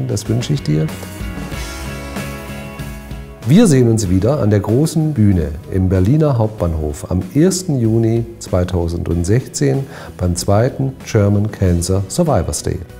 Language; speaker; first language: German; native; German